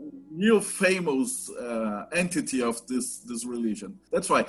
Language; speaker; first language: English; non-native, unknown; Portuguese